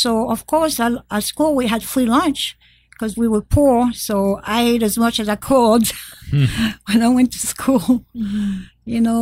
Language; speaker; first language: English; non-native, fluent; French